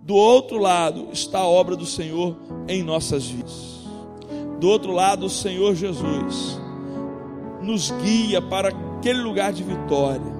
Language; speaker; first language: Portuguese; native; Portuguese